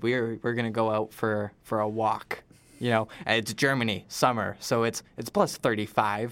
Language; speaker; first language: English; native; English